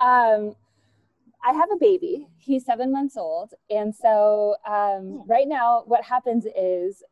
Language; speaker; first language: English; native; English